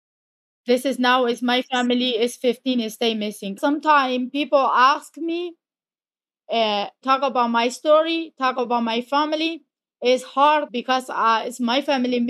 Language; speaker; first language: English; non-native, learner; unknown